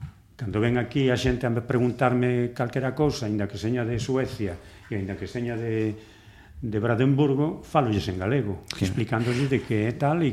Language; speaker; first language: Galician; native; Galician